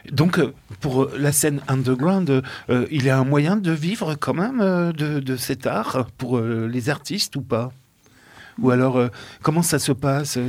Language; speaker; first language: French; native; French